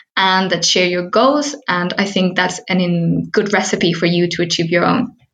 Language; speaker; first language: English; early bilingual, heritage; Spanish